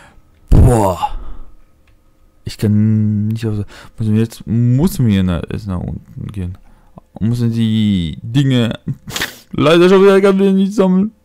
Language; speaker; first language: German; non-native, fluent; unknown